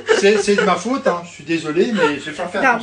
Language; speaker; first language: French; native; French